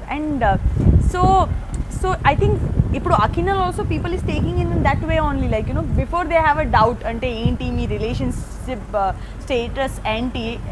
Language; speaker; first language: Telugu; non-native, local second language; Gujarati